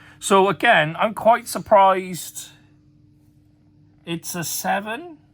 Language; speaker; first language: English; native; English